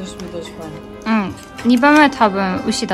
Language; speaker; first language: Japanese; non-native, learner; German